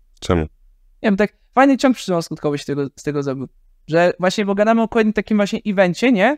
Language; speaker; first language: Polish; native; Polish